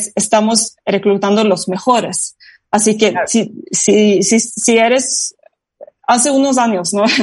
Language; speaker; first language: Spanish; non-native, fluent; Norwegian